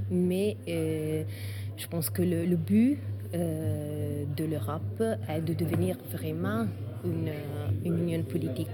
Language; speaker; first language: French; non-native, fluent; Italian